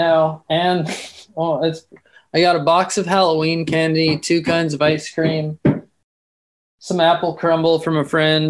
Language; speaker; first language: English; native; English